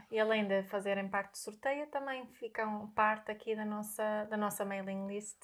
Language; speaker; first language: Portuguese; non-native, fluent; Swedish